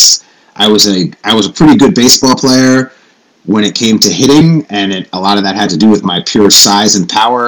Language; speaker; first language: English; native; English